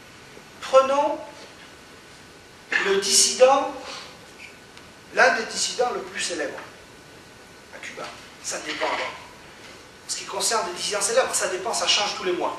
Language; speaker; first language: French; native; French